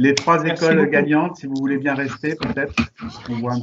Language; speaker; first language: French; native; French